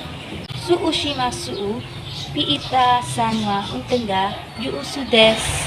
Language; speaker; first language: Japanese; non-native, learner; Filipino